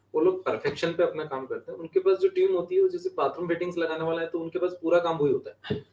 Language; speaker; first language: Hindi; native; Hindi